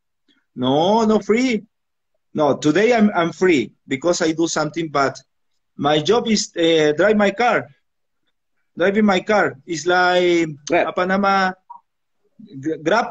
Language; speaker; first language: English; non-native, learner; Spanish